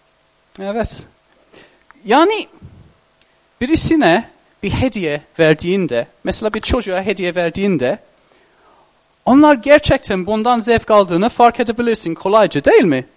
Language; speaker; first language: Turkish; non-native, fluent; English